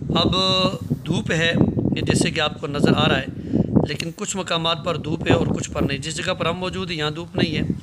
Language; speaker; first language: Urdu; non-native, local second language; Northern Hindko